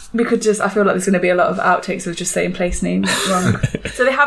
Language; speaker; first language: English; native; English